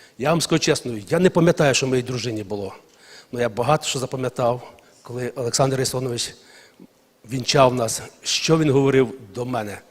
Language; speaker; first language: Ukrainian; non-native, local second language; Russian